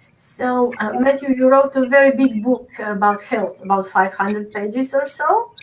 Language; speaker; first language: English; non-native, fluent; Croatian